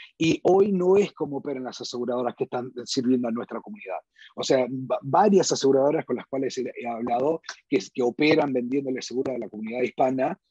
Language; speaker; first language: Spanish; early bilingual, heritage; Spanish